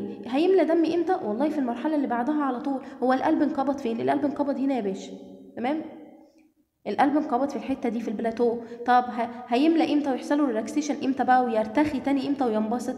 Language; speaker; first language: Arabic; native; Arabic